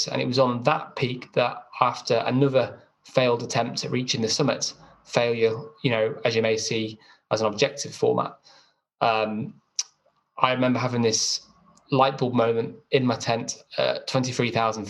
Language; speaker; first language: English; native; English